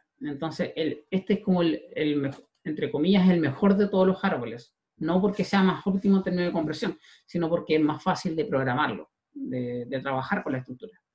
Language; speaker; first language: Spanish; native; Spanish